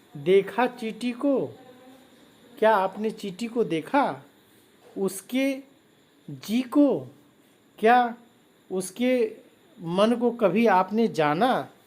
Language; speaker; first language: Hindi; native; Hindi